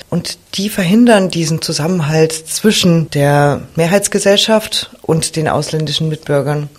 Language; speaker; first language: German; native; German